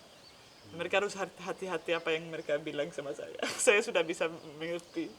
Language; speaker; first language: Indonesian; non-native, fluent; Dutch